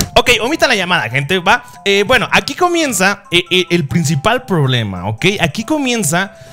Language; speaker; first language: Spanish; early bilingual, other home language; Japanese